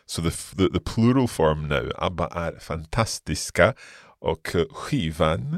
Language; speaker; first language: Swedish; non-native, learner; English